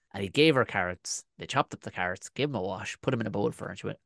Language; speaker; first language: English; native; English